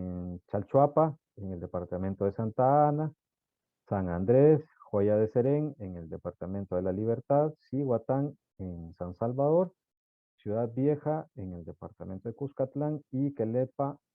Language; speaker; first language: Spanish; native; Spanish